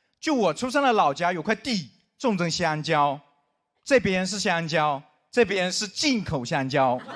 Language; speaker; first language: Chinese; non-native, local second language; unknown